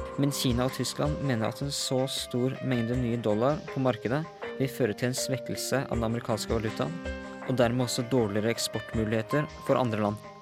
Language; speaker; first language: Norwegian; native; Norwegian